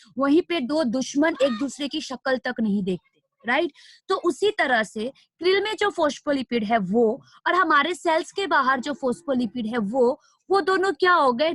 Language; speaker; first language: Hindi; non-native, local second language; Nepali